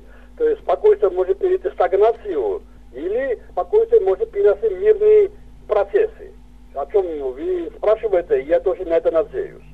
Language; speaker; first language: Russian; non-native, local second language; Georgian